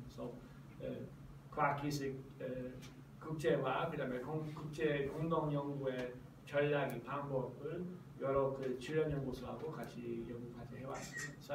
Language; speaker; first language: Korean; non-native, fluent; English